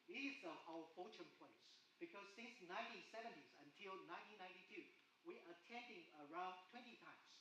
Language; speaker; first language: English; non-native, fluent; Chinese